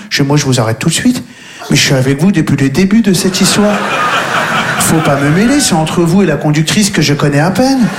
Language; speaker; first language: French; native; French